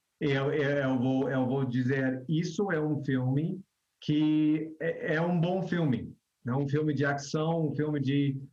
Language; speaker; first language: Portuguese; non-native, fluent; English